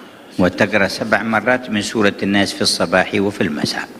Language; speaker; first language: Arabic; native; Arabic